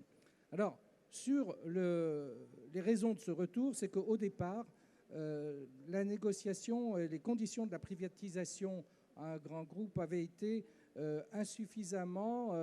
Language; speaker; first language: French; native; French